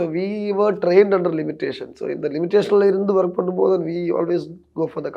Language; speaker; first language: Tamil; non-native, learner; Malayalam